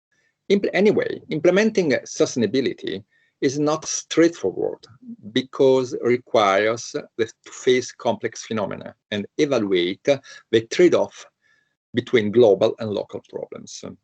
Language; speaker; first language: English; non-native, fluent; Italian